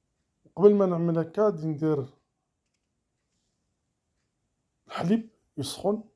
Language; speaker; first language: Arabic; native; Arabic